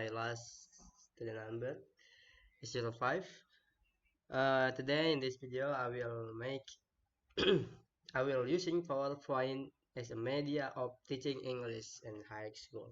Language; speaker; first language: English; non-native, learner; Indonesian